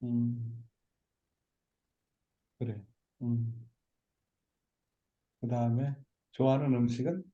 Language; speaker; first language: Korean; native; Korean